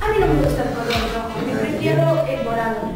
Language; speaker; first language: Spanish; non-native, learner; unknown